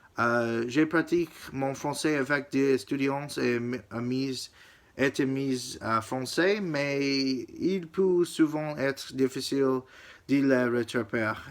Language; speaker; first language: French; non-native, learner; English